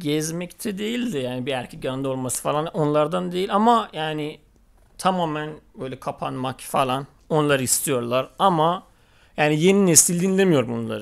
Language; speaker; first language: Turkish; non-native, fluent; Persian